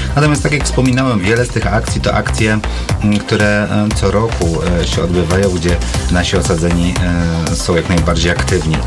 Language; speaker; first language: Polish; native; Polish